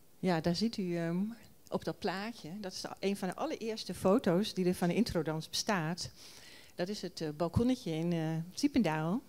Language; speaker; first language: Dutch; native; Dutch